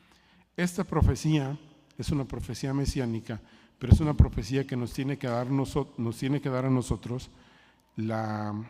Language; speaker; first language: Spanish; native; Spanish